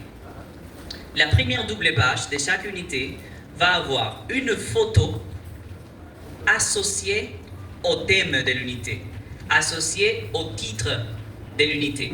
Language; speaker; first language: French; non-native, fluent; Spanish